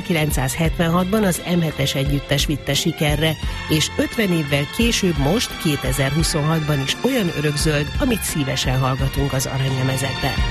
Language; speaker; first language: Hungarian; native; Hungarian